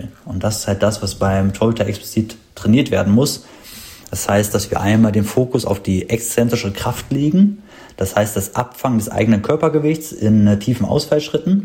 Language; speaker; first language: German; native; German